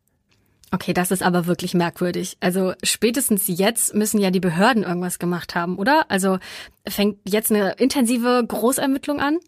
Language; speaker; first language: German; native; German